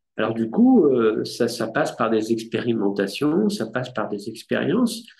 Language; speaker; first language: French; native; French